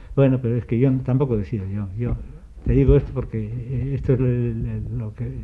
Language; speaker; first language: Spanish; non-native, local second language; Basque